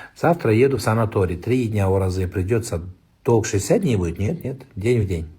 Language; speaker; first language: Russian; non-native, local second language; Kazakh